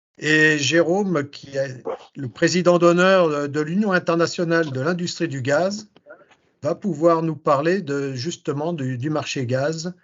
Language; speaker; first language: French; native; French